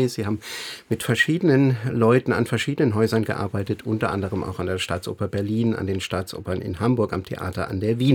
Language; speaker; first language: German; native; German